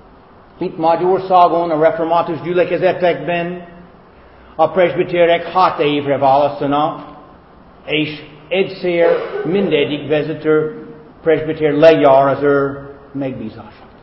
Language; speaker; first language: Hungarian; non-native, fluent; English